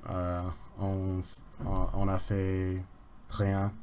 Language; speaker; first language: French; non-native, learner; English